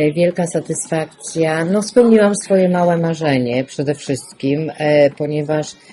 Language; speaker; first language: Polish; native; Polish